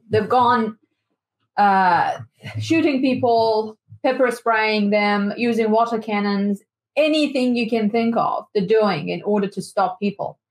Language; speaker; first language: English; non-native, fluent; Persian